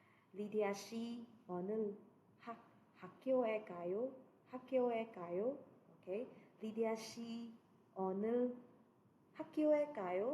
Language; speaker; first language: Korean; non-native, fluent; Cebuano